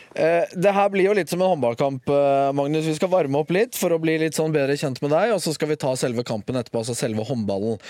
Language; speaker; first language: Norwegian; native; Norwegian